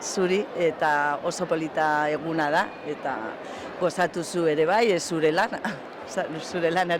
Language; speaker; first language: Basque; non-native, local second language; Spanish